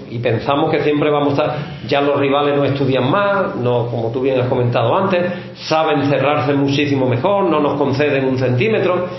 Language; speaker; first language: Spanish; native; Spanish